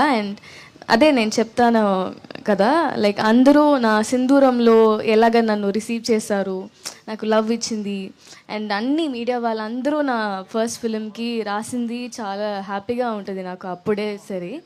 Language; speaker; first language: Telugu; non-native, fluent; Tamil